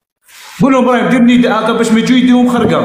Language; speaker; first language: Arabic; native; Arabic